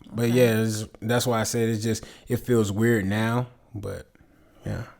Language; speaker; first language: English; native; English